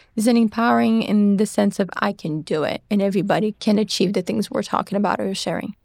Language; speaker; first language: English; non-native, fluent; Portuguese